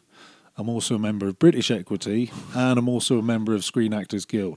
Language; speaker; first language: English; native; English